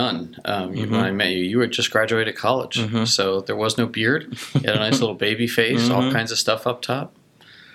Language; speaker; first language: English; native; English